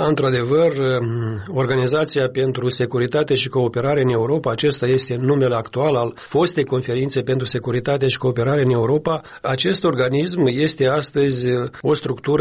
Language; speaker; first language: Romanian; native; Romanian